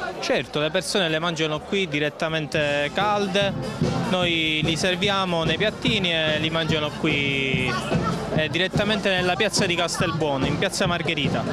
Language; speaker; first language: Italian; native; Italian